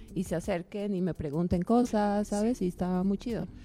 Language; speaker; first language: Spanish; native; Spanish